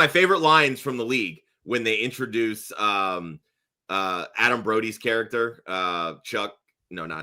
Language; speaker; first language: English; native; English